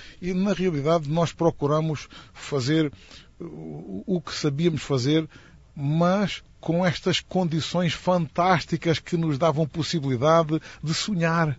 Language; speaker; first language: Portuguese; native; Portuguese